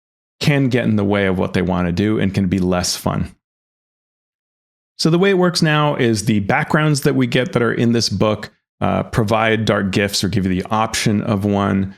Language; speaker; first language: English; native; English